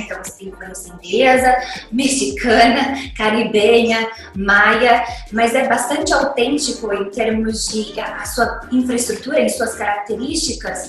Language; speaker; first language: Portuguese; native; Portuguese